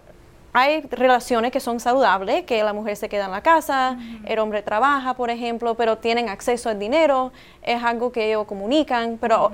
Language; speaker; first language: Spanish; early bilingual, heritage; English